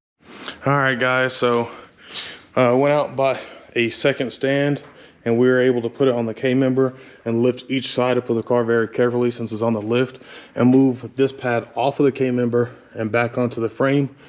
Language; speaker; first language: English; native; English